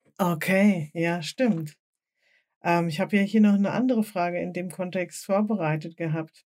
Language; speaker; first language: German; native; German